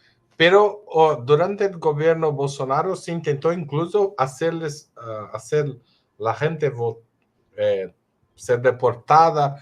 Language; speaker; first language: Spanish; non-native, fluent; Portuguese